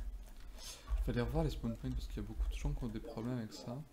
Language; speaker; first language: French; native; French